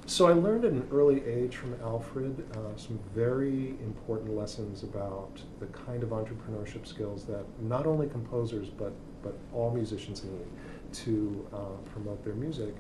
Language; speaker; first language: English; native; English